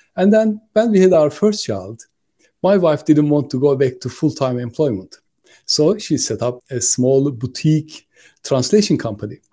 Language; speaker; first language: English; non-native, fluent; Turkish